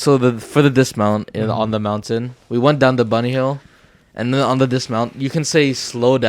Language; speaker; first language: English; native; English